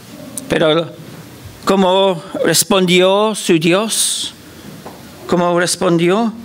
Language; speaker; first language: Spanish; non-native, fluent; English